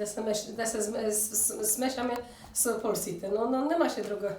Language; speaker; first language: Macedonian; early bilingual, heritage; Polish